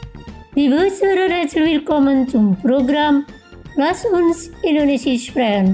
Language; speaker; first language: German; non-native, fluent; Indonesian